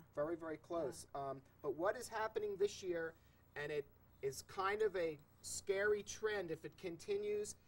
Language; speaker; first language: English; native; English